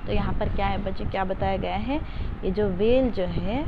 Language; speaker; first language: Hindi; non-native, local second language; Kannada